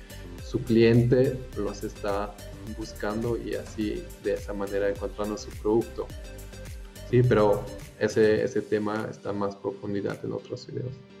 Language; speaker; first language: Spanish; non-native, fluent; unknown